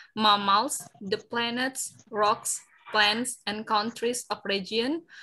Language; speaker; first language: English; non-native, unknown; Indonesian